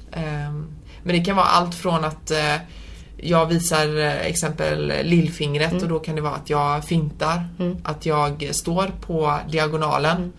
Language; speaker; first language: Swedish; early bilingual, other home language; Polish